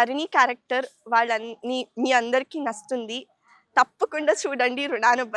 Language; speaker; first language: Telugu; non-native, learner; Kannada